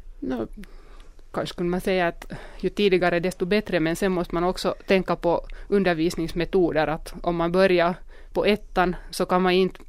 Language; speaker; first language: Swedish; non-native, local second language; Finnish